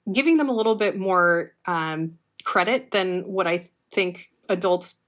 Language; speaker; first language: English; native; English